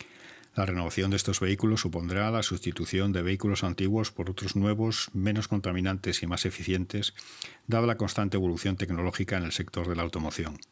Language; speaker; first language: Spanish; native; Spanish